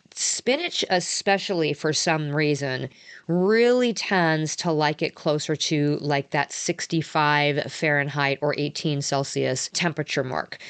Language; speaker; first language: English; native; English